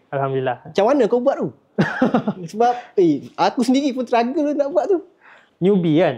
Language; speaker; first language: Malay; native; Malay